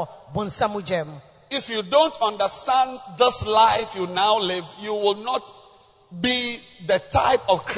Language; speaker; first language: English; non-native, local second language; Akan